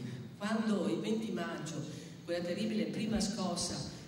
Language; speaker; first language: Italian; native; Italian